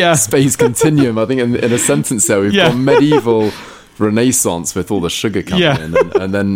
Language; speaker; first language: English; native; English